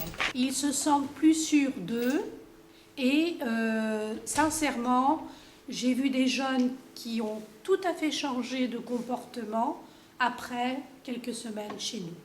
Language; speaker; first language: French; non-native, fluent; Greek